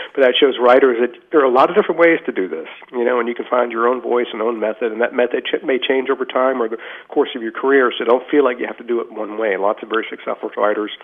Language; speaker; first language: English; native; English